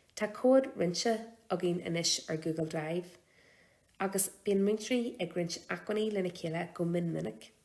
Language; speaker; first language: Irish; non-native, local second language; English